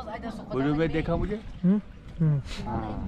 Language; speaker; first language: Hindi; non-native, local second language; Kashmiri